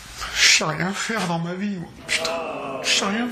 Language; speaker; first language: French; native; French